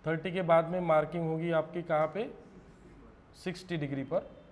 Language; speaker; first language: Hindi; non-native, local second language; Marathi